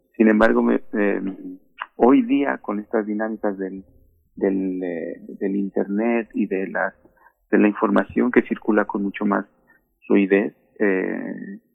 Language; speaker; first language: Spanish; native; Spanish